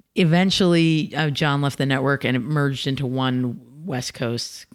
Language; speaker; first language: English; native; English